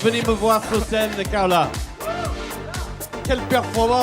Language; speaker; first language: French; native; French